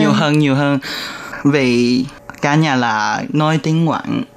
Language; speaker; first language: Vietnamese; non-native, learner; Chinese